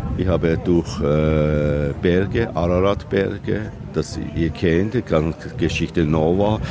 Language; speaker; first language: German; non-native, learner; Persian